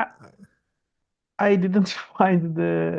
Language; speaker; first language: English; non-native, learner; Portuguese